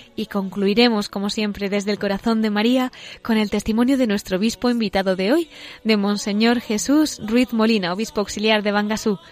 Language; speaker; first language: Spanish; native; Spanish